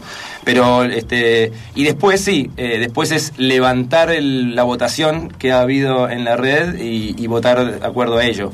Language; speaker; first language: Spanish; native; Spanish